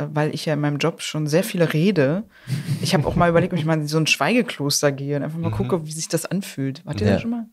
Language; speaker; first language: German; native; German